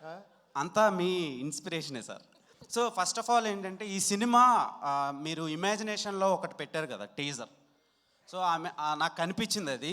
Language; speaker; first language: Telugu; native; Telugu